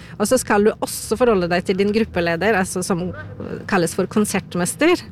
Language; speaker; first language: Norwegian; non-native, fluent; Polish